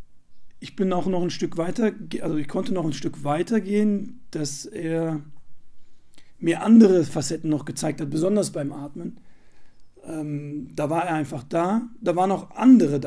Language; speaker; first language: German; native; German